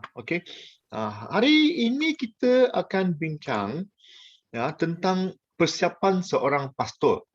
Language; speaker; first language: Malay; non-native, local second language; Chinese